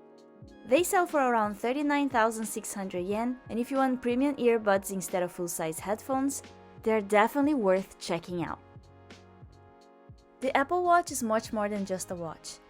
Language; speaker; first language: English; native; English